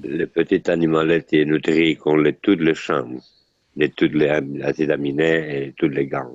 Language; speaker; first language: French; non-native, learner; Italian